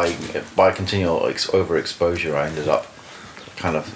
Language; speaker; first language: English; native; English